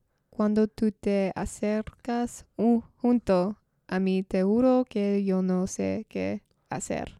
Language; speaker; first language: Spanish; non-native, learner; English